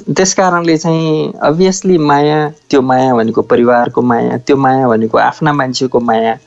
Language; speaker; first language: Nepali; native; Nepali